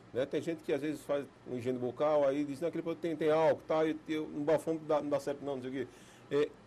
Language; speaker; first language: Portuguese; native; Portuguese